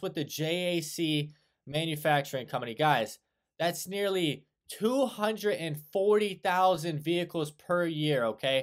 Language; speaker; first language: English; native; English